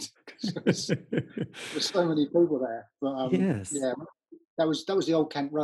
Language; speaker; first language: English; native; English